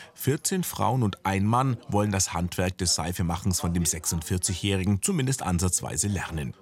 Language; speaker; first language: German; native; German